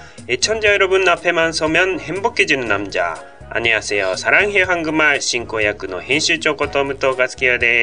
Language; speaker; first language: Korean; non-native, fluent; Japanese